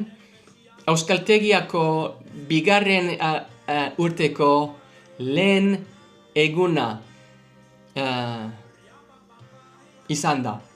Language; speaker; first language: Basque; non-native, learner; English